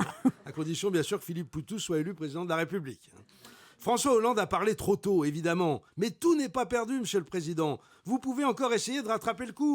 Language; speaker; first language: French; native; French